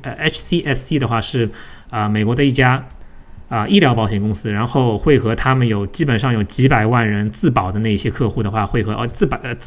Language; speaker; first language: Chinese; native; Chinese